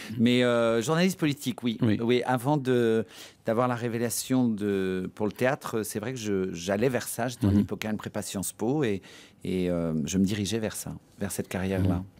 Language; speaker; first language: French; native; French